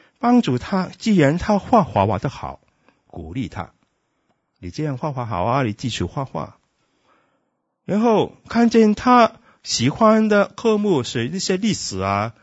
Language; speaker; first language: Chinese; non-native, local second language; Cantonese